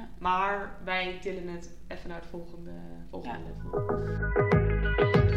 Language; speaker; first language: Dutch; native; Dutch